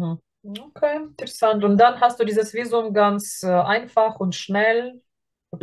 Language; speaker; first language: German; non-native, fluent; Russian